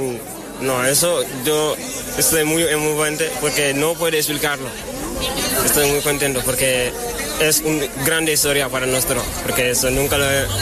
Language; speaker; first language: Spanish; non-native, learner; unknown